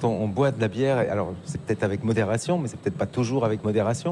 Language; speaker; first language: French; native; French